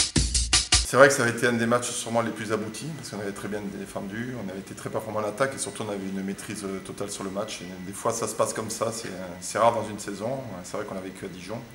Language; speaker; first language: French; native; French